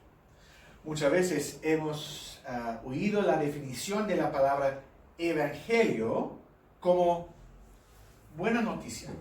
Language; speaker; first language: Spanish; non-native, fluent; English